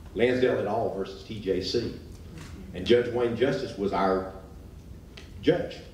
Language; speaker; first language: English; native; English